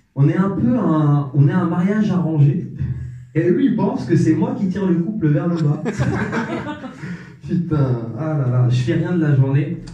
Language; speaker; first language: French; non-native, local second language; Arabic